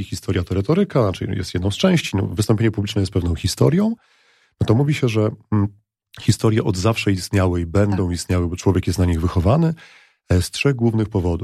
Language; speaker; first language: Polish; native; Polish